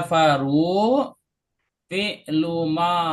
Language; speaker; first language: Arabic; non-native, fluent; Indonesian